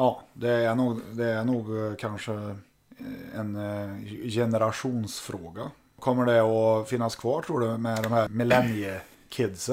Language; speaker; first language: Swedish; native; Swedish